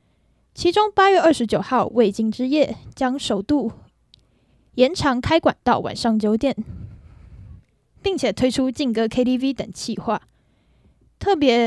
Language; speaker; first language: Chinese; native; Chinese